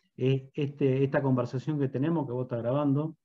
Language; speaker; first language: Spanish; native; Spanish